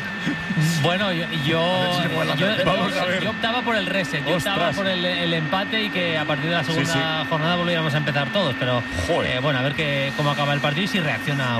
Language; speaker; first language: Spanish; native; Spanish